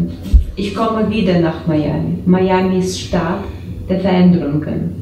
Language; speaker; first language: German; non-native, learner; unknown